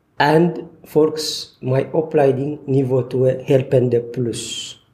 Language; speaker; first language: Dutch; non-native, fluent; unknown